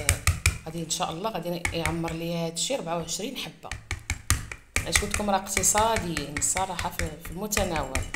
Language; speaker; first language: Arabic; native; Arabic